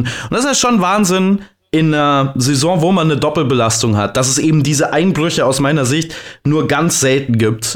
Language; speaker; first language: German; native; German